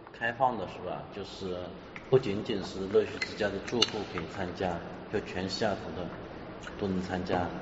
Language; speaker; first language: Chinese; native; Chinese